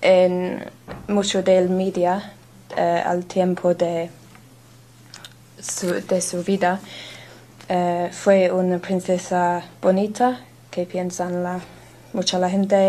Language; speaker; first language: Spanish; non-native, learner; English